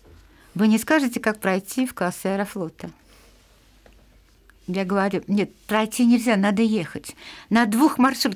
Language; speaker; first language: Russian; native; Russian